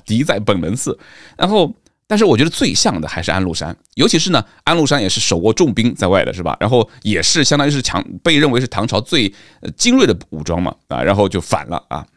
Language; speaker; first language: Chinese; native; Chinese